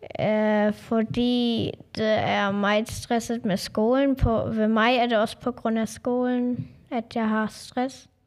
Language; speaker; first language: Danish; non-native, local second language; German